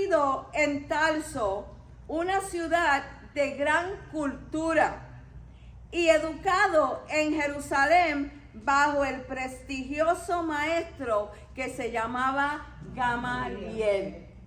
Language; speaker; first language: Spanish; native; Spanish